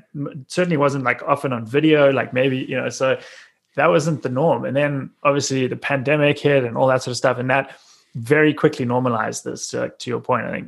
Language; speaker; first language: English; native; English